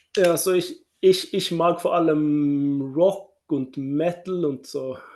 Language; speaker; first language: German; non-native, fluent; Norwegian